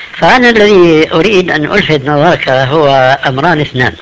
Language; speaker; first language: Arabic; early bilingual, other home language; Albanian